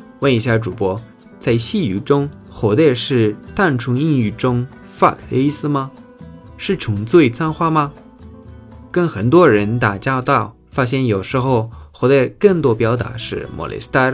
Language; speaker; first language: Chinese; non-native, fluent; Spanish